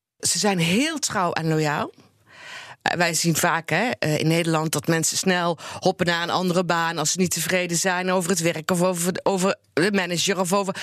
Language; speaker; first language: Dutch; native; Dutch